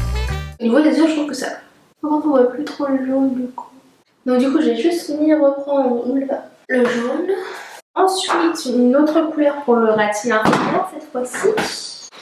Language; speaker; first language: French; native; French